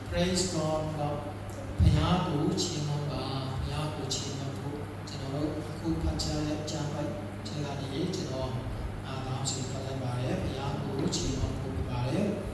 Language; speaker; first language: Burmese; non-native, local second language; Tedim Chin